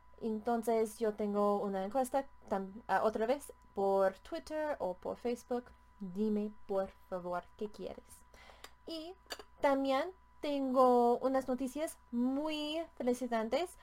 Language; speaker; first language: Spanish; non-native, learner; English